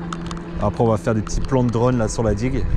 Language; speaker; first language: French; native; French